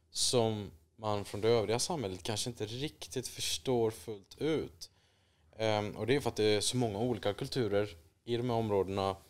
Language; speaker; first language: Swedish; native; Swedish